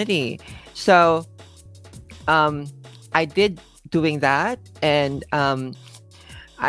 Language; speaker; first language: English; non-native, local second language; Filipino